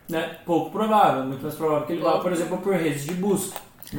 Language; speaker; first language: Portuguese; native; Portuguese